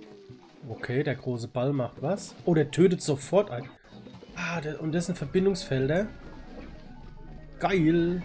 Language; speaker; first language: German; native; German